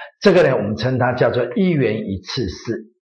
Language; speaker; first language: Chinese; native; Chinese